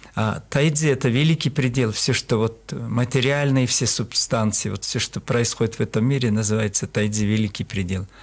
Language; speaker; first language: Russian; non-native, local second language; Kyrgyz